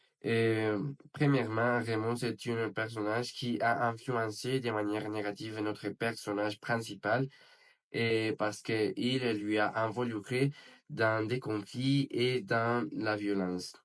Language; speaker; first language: French; non-native, learner; Spanish